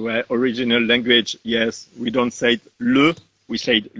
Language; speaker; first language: English; non-native, learner; French